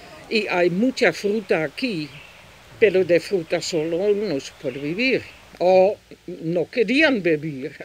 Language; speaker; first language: Spanish; non-native, fluent; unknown